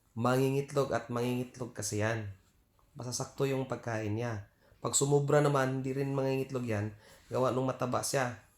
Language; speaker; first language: Filipino; non-native, local second language; Cebuano